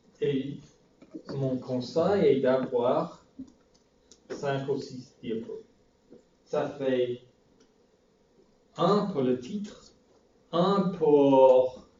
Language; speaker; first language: French; non-native, fluent; English